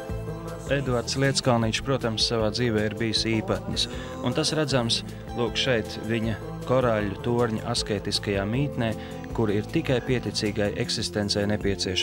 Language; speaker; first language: Latvian; native; Latvian